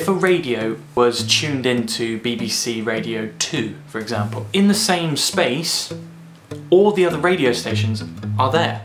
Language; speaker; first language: English; native; English